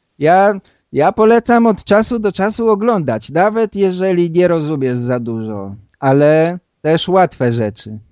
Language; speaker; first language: Polish; native; Polish